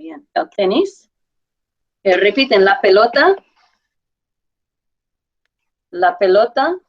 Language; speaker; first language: Spanish; non-native, fluent; English